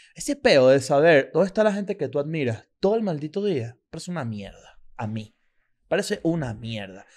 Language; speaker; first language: Spanish; native; Spanish